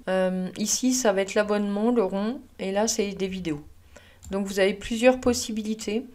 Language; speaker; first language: French; native; French